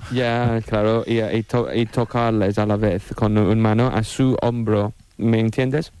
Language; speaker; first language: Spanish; non-native, fluent; English